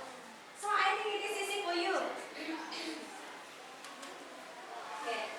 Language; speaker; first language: English; non-native, fluent; Indonesian